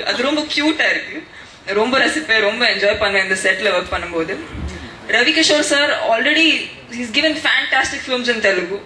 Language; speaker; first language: Tamil; non-native, fluent; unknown